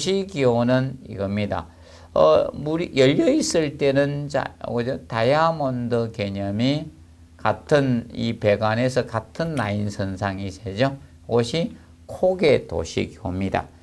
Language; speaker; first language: Korean; native; Korean